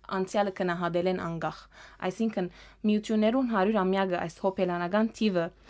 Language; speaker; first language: Armenian; early bilingual, heritage; Armenian